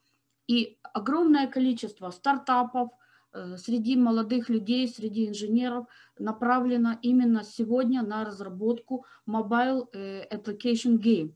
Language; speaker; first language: Russian; native; Russian